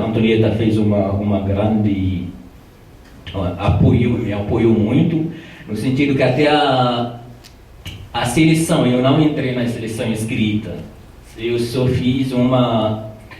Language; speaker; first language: Portuguese; non-native, fluent; Tamasheq